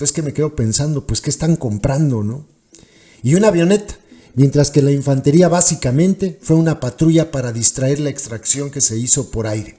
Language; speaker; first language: Spanish; native; Spanish